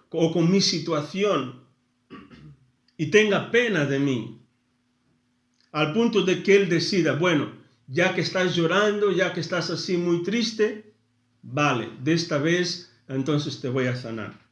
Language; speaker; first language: Spanish; non-native, fluent; Portuguese